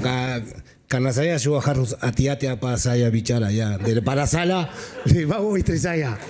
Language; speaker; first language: Indonesian; non-native, fluent; Spanish